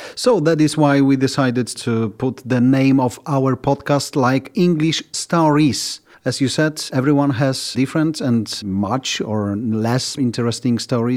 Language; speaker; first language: English; non-native, fluent; Polish